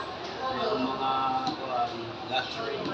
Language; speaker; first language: Filipino; non-native, learner; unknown